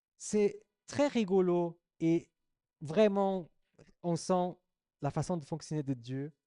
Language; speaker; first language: French; non-native, fluent; Portuguese